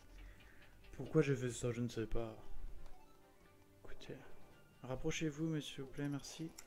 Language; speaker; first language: French; native; French